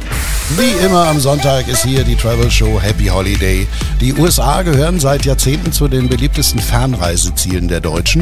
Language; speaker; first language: German; native; German